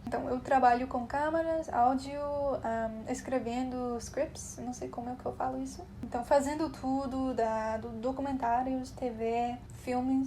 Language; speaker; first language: Portuguese; non-native, fluent; English